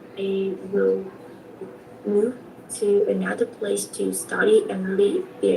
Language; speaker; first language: English; non-native, learner; Vietnamese